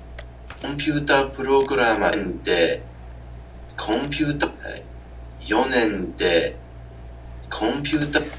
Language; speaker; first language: Japanese; non-native, learner; English